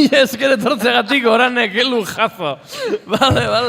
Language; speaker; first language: Basque; native; Basque